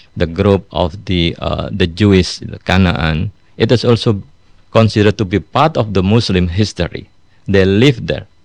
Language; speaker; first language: English; non-native, fluent; Indonesian